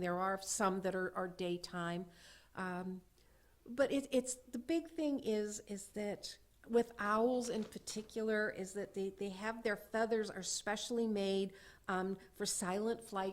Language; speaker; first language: English; native; English